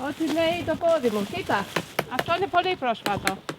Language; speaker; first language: Greek; non-native, fluent; English